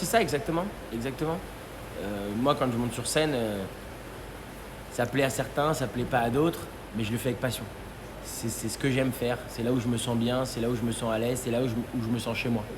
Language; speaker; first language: French; native; French